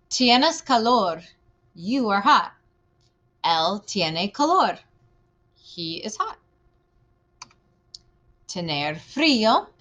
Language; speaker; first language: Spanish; non-native, fluent; English